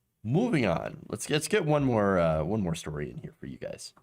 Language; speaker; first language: English; native; English